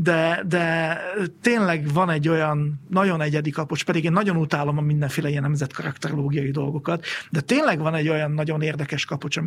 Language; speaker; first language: Hungarian; native; Hungarian